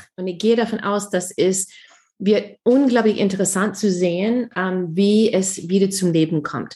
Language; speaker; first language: German; non-native, fluent; English